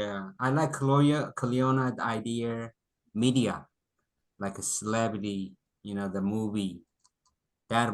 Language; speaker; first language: English; non-native, local second language; Korean